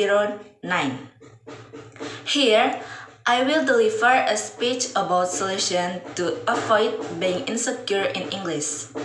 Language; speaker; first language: English; non-native, learner; Indonesian